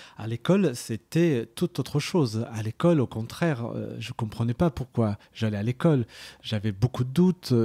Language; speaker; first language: French; early bilingual, other home language; Arabic